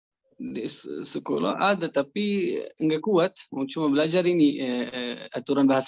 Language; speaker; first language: Indonesian; non-native, learner; Persian